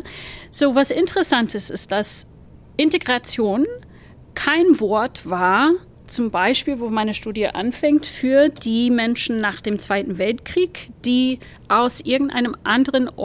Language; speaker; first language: German; non-native, fluent; English